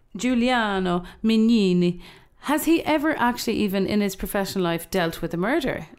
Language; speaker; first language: English; native; English